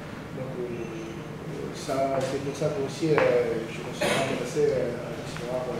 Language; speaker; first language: French; non-native, learner; Japanese